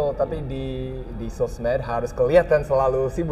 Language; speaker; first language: Indonesian; early bilingual, heritage; English